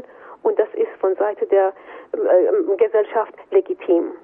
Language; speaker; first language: German; non-native, fluent; Persian